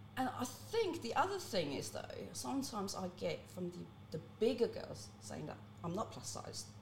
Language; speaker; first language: English; early bilingual, other home language; Cantonese